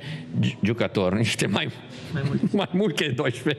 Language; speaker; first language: Romanian; non-native, learner; Italian